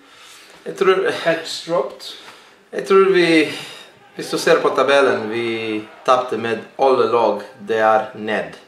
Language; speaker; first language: Norwegian; non-native, learner; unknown